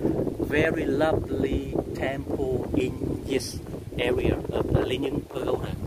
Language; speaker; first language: English; non-native, local second language; Vietnamese